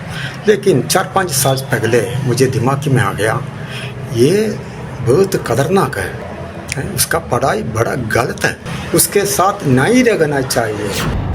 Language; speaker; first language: Hindi; non-native, local second language; Malayalam